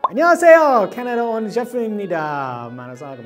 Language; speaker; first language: Korean; non-native, learner; English